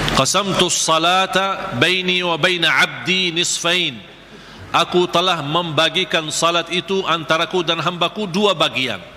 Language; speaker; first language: Malay; non-native, fluent; Arabic